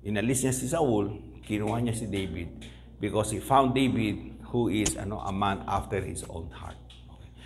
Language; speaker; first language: English; non-native, local second language; Filipino